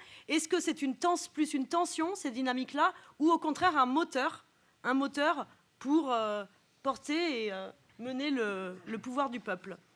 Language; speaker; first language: French; native; French